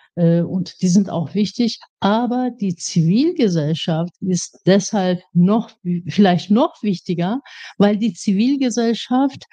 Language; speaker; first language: German; native; German